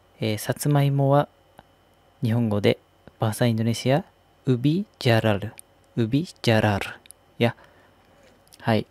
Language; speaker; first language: Japanese; native; Japanese